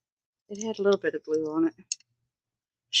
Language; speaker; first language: English; native; English